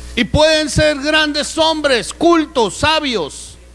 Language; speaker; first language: Spanish; native; Spanish